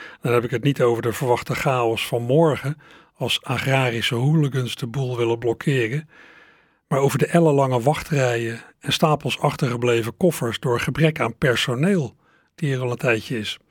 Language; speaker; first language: Dutch; native; Dutch